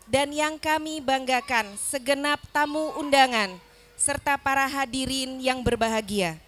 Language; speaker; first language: Indonesian; native; Indonesian